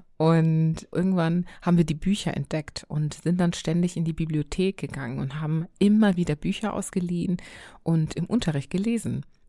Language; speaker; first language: German; early bilingual, other home language; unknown